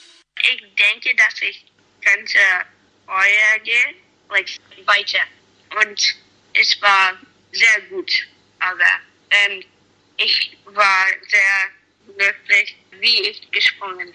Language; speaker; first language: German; non-native, learner; English